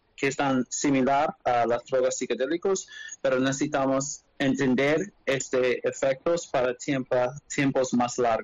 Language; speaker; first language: Spanish; non-native, learner; English